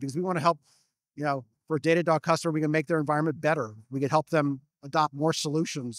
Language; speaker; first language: English; native; English